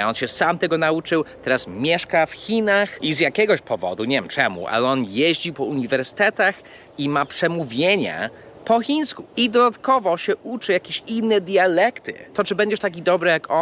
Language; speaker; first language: Polish; early bilingual, heritage; English